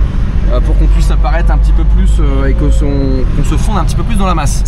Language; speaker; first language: French; native; French